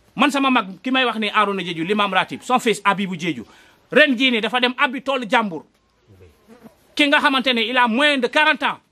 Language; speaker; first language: Wolof; non-native, local second language; Jola-Fonyi